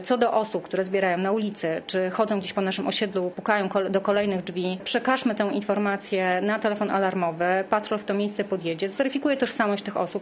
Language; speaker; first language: Polish; native; Polish